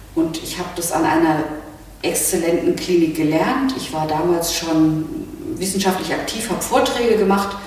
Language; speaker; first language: German; native; German